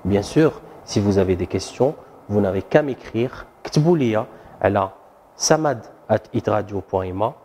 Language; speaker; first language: French; non-native, local second language; Arabic